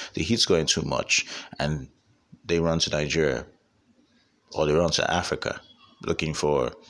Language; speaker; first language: English; non-native, local second language; Igbo